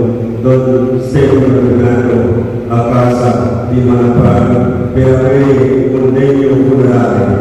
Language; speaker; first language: Italian; non-native, fluent; Tamil